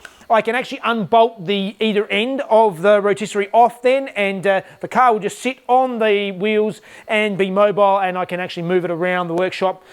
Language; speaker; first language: English; native; English